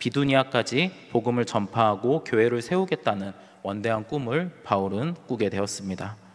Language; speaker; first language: Korean; native; Korean